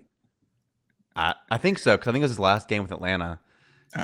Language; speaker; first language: English; native; English